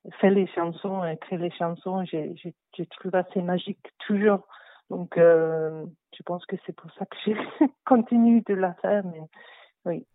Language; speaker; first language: French; non-native, learner; English